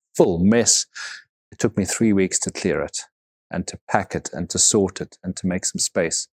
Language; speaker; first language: English; native; English